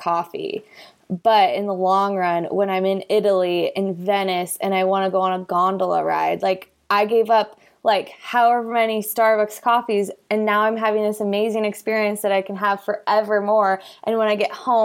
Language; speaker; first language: English; native; English